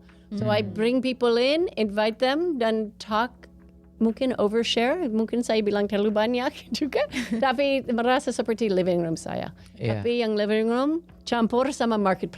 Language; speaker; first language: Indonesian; non-native, fluent; English